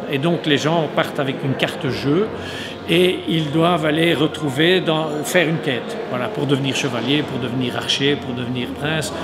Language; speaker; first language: French; native; French